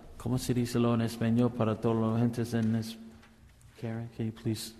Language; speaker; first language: Spanish; non-native, learner; English